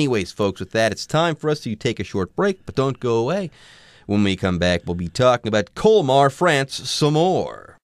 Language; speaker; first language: English; native; English